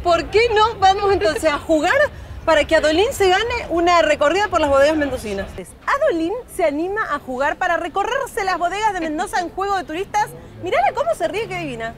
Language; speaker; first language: Spanish; native; Spanish